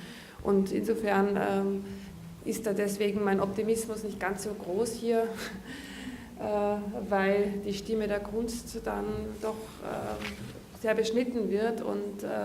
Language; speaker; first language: German; native; German